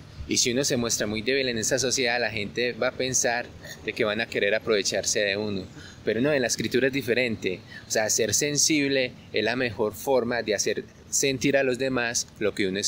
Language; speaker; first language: Spanish; native; Spanish